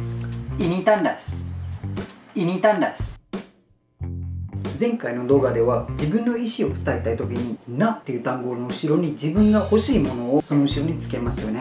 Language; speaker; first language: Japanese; non-native, fluent; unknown